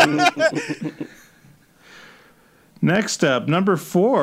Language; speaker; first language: English; native; English